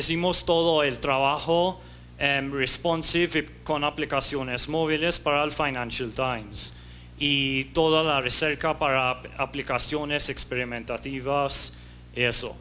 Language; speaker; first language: Spanish; non-native, fluent; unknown